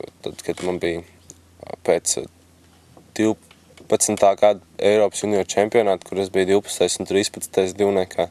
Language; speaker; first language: Latvian; native; Latvian